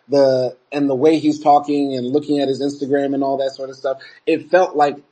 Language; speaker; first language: English; native; English